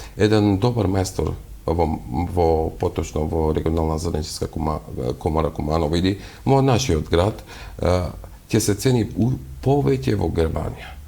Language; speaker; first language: Macedonian; non-native, local second language; Albanian